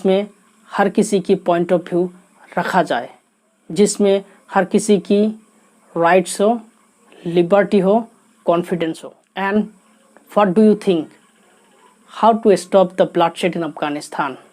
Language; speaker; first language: Hindi; non-native, local second language; Assamese